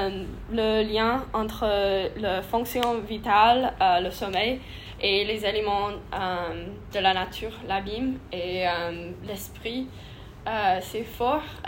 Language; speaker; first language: French; non-native, learner; English